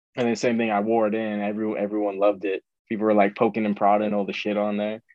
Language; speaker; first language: English; native; English